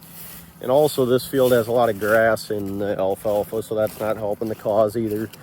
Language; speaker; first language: English; native; English